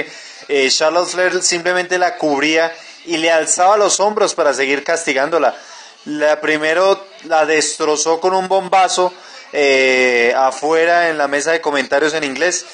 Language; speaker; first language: Spanish; native; Spanish